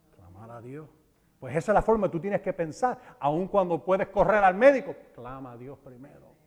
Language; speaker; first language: Spanish; early bilingual, heritage; Spanish